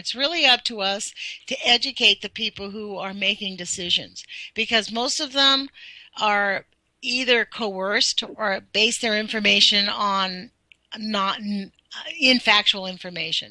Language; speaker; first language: English; native; English